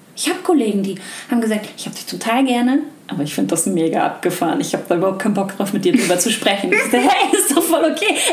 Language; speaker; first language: German; native; German